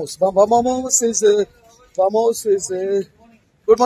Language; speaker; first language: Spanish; non-native, learner; Hindi